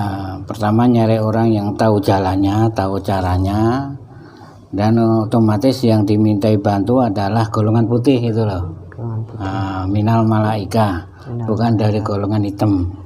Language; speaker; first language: Indonesian; native; Indonesian